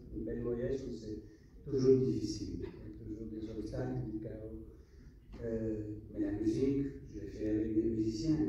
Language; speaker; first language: French; non-native, fluent; English